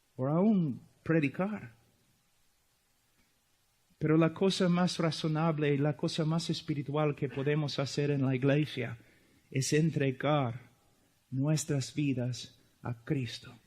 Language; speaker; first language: Spanish; non-native, fluent; English